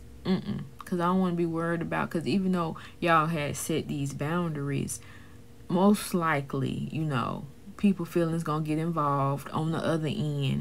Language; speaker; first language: English; native; English